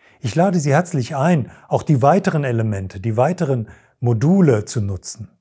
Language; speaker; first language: German; native; German